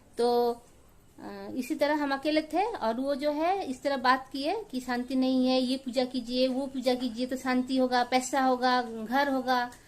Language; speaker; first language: Hindi; non-native, local second language; Bangla